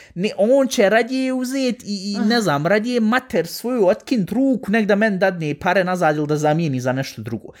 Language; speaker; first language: Bosnian; early bilingual, heritage; Bosnian